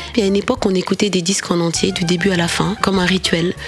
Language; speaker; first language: French; non-native, local second language; Wolof